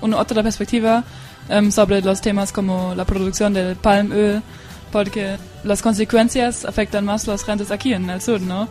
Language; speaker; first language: Spanish; non-native, learner; German